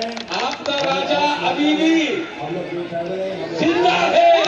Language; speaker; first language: Hindi; non-native, local second language; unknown